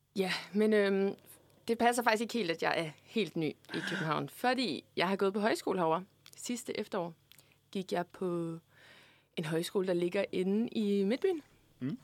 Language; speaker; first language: Danish; native; Danish